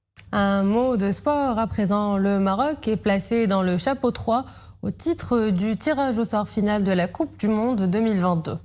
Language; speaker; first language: French; non-native, local second language; Arabic